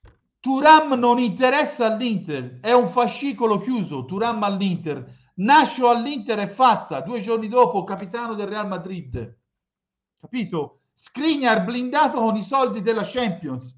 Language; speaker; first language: Italian; native; Italian